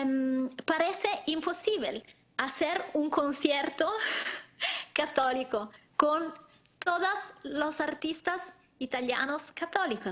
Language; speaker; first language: Spanish; non-native, learner; Italian